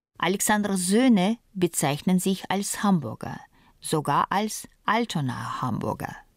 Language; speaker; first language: German; non-native, fluent; Russian